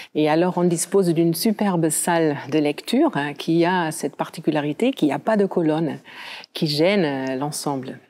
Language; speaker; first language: French; non-native, fluent; German